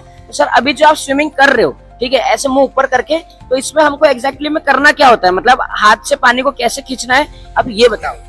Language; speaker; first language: Hindi; native; Hindi